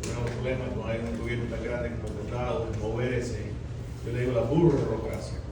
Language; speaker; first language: Spanish; early bilingual, heritage; Spanish